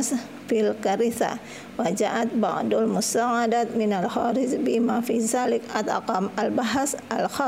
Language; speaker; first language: Arabic; non-native, learner; Indonesian